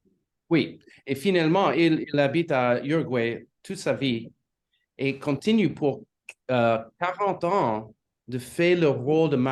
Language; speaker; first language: French; non-native, learner; English